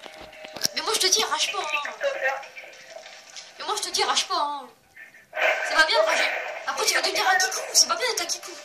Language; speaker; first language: French; native; French